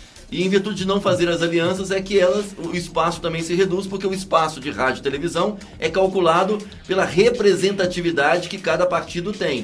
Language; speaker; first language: Portuguese; native; Portuguese